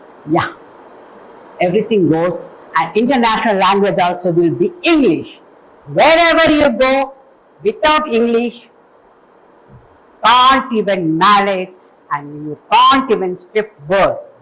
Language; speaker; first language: English; non-native, local second language; Telugu